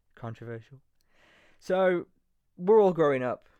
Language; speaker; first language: English; native; English